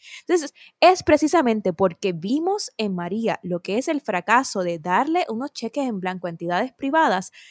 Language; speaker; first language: Spanish; native; Spanish